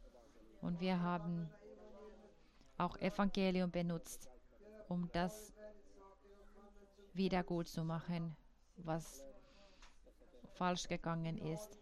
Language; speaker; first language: German; non-native, fluent; Finnish